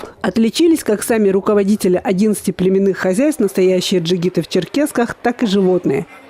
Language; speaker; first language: Russian; native; Russian